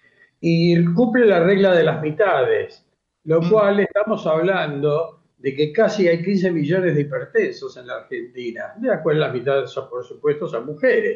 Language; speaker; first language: Spanish; native; Spanish